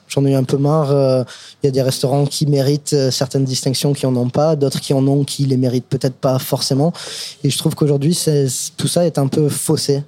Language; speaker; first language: French; non-native, fluent; English